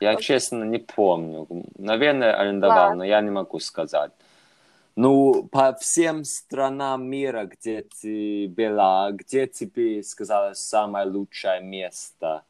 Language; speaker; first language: Russian; non-native, fluent; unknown